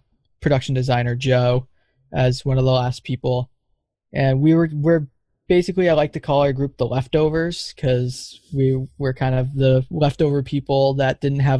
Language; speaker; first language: English; native; English